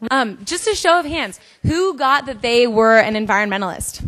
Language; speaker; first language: English; native; English